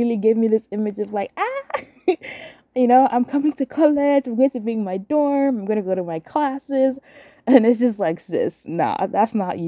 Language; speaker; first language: English; non-native, local second language; Yoruba